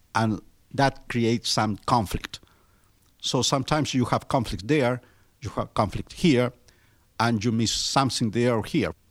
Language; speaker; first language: English; non-native, fluent; Spanish